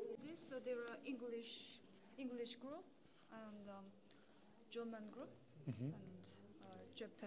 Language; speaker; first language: English; non-native, learner; Korean